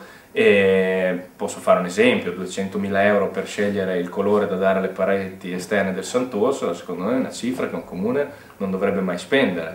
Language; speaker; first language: Italian; native; Italian